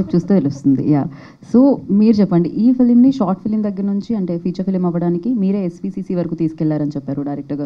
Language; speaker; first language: Telugu; native; Telugu